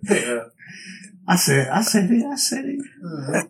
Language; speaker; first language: English; early bilingual, other home language; Spanish